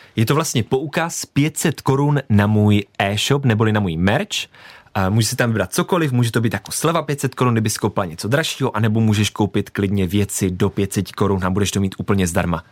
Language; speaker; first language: Czech; native; Czech